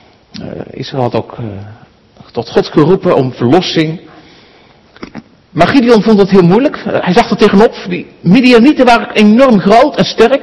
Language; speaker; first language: Dutch; native; Dutch